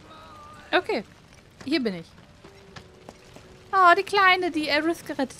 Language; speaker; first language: German; native; German